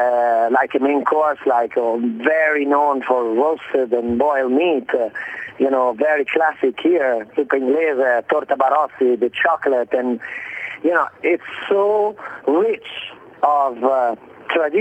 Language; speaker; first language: English; non-native, fluent; Italian